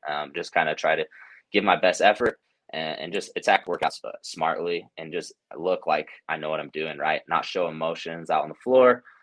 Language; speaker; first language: English; native; English